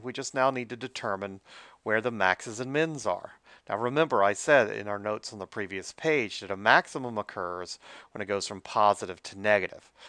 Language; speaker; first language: English; native; English